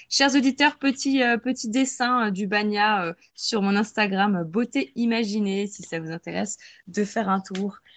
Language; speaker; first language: French; native; French